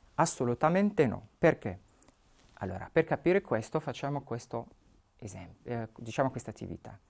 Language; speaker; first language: Italian; non-native, fluent; Arabic